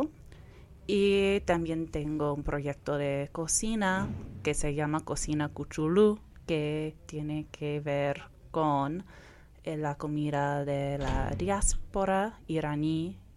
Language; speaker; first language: Spanish; non-native, fluent; English